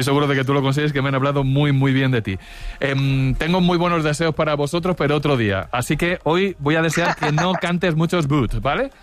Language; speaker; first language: Spanish; native; Spanish